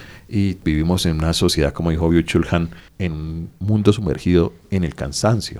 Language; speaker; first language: Spanish; native; Spanish